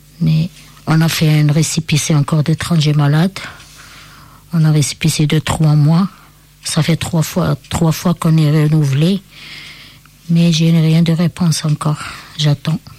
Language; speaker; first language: French; non-native, local second language; Arabic